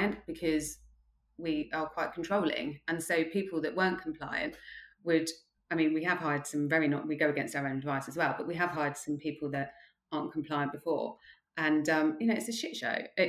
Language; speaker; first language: English; native; English